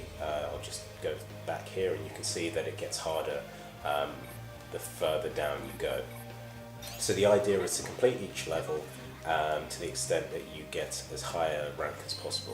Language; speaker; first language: English; native; English